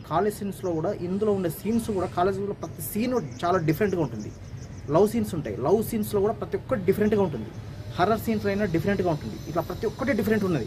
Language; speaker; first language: Telugu; native; Telugu